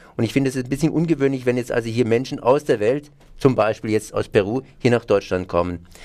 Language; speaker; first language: German; native; German